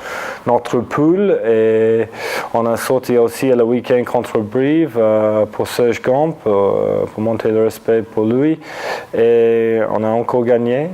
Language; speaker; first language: French; non-native, fluent; English